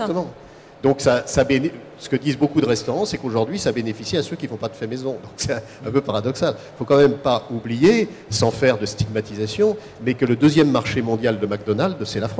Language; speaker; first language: French; native; French